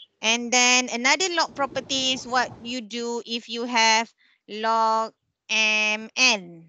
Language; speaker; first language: English; non-native, local second language; Malay